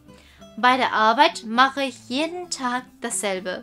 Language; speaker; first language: German; non-native, fluent; Chinese